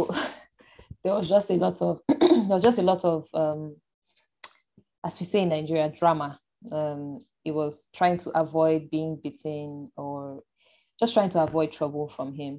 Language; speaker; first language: English; non-native, local second language; Yoruba